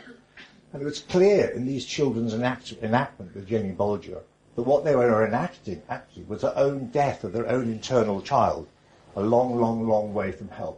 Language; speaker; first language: English; native; English